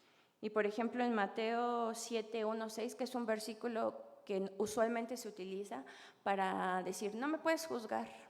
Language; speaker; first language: Spanish; native; Spanish